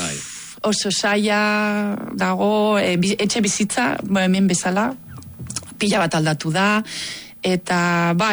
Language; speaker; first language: Basque; non-native, local second language; Catalan